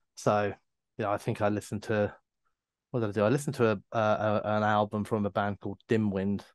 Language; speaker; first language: English; native; English